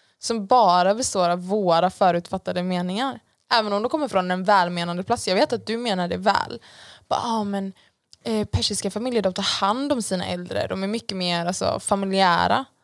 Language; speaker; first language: Swedish; early bilingual, other home language; Persian